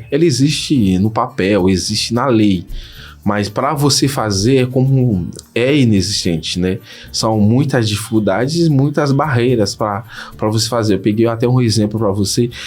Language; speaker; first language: Portuguese; non-native, fluent; Haitian Creole